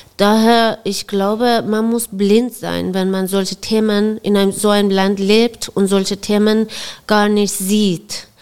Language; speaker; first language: German; non-native, fluent; Persian